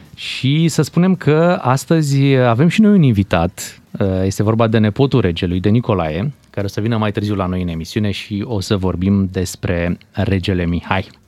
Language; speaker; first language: Romanian; native; Romanian